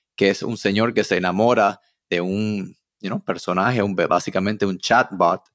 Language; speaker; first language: Spanish; early bilingual, heritage; Spanish